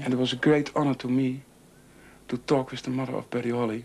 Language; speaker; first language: English; non-native, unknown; Dutch